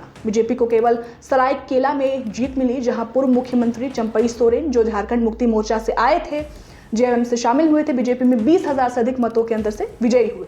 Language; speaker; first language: Hindi; native; Hindi